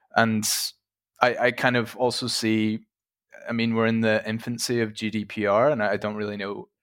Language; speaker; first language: English; native; English